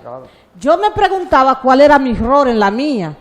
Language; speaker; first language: Spanish; native; Spanish